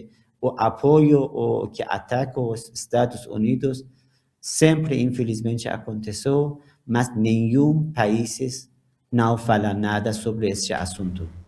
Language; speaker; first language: Portuguese; non-native, learner; Persian